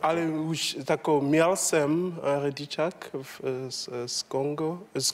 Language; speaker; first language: Czech; non-native, learner; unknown